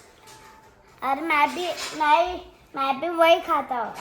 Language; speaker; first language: Hindi; non-native, local second language; Gujarati